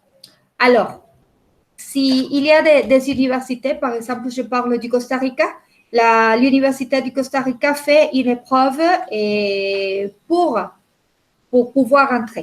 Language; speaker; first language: French; non-native, fluent; Spanish